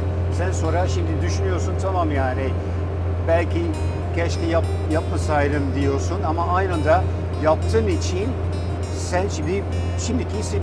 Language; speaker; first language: Turkish; non-native, fluent; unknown